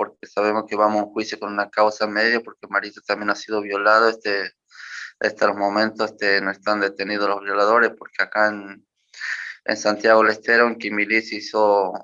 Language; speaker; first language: Spanish; native; Spanish